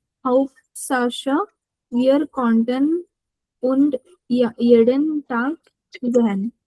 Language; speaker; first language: German; non-native, learner; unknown